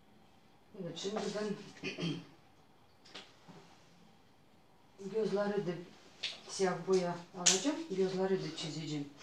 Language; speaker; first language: Turkish; non-native, learner; Russian